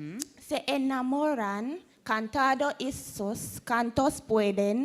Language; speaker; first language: Spanish; non-native, learner; English